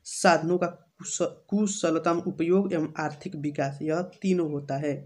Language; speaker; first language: Hindi; native; Hindi